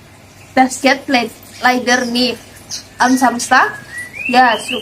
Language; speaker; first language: German; non-native, learner; Indonesian